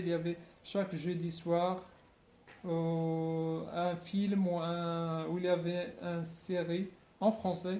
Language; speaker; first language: French; non-native, local second language; Arabic